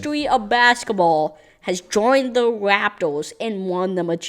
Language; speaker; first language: English; native; English